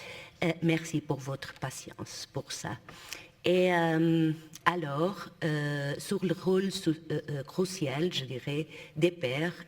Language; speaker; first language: French; non-native, fluent; Portuguese